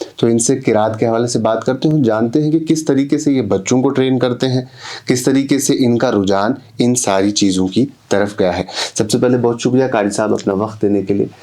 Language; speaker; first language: Urdu; non-native, local second language; Kashmiri